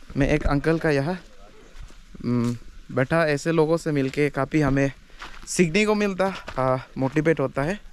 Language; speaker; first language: Hindi; non-native, local second language; Adi